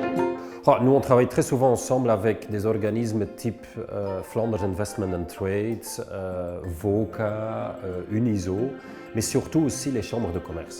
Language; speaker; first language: French; non-native, local second language; Dutch